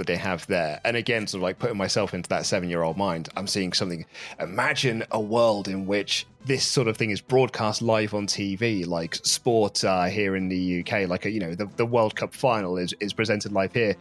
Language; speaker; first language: English; native; English